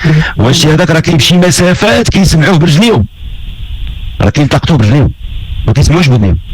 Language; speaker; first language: Arabic; native; Arabic